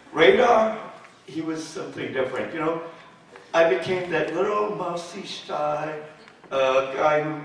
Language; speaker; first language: English; native; English